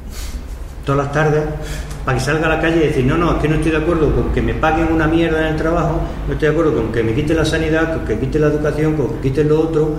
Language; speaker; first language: Spanish; native; Spanish